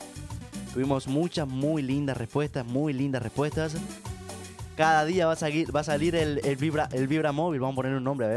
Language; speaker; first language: Spanish; native; Spanish